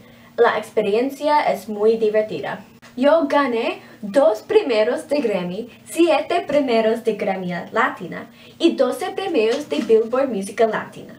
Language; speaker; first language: Spanish; non-native, learner; English